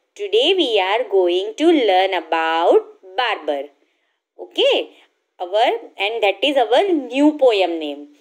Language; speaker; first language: Hindi; non-native, local second language; Gujarati